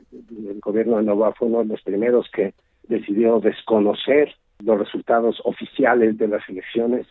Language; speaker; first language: Spanish; native; Spanish